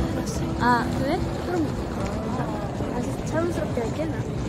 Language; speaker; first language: Korean; non-native, fluent; Japanese